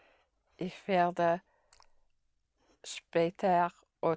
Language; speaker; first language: German; non-native, learner; English